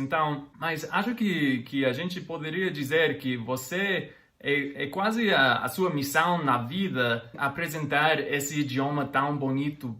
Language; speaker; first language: Portuguese; non-native, fluent; English